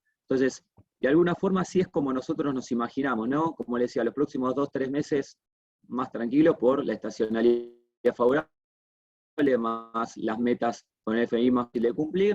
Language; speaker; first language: Spanish; native; Spanish